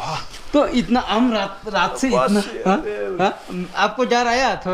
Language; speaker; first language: Hindi; non-native, learner; Bangla